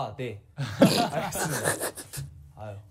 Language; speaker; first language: Korean; native; Korean